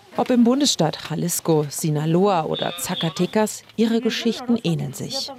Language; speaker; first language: German; native; German